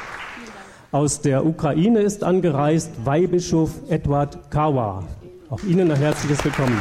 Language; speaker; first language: German; native; German